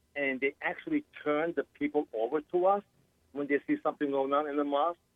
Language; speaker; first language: English; non-native, fluent; Arabic